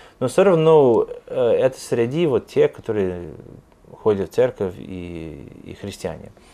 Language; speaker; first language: Russian; non-native, fluent; English